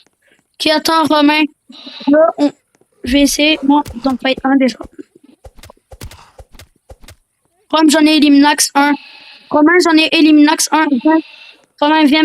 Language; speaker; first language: French; native; French